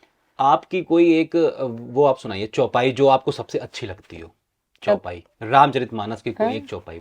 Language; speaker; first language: Hindi; native; Hindi